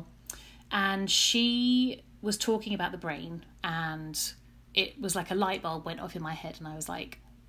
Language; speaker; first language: English; native; English